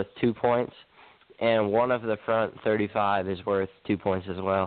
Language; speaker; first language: English; native; English